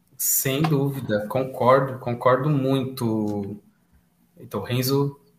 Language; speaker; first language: Portuguese; native; Portuguese